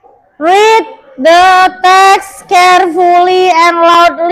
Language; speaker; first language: English; non-native, learner; Indonesian